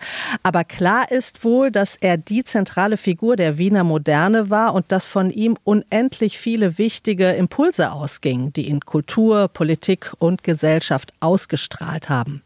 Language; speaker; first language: German; native; German